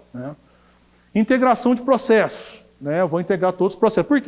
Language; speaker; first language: Portuguese; native; Portuguese